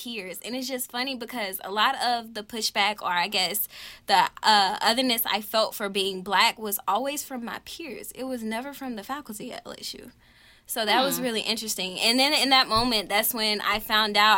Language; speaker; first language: English; native; English